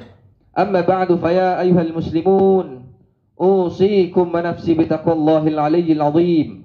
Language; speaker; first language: Indonesian; native; Indonesian